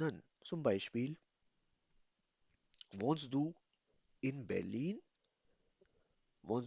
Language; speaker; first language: German; non-native, fluent; Urdu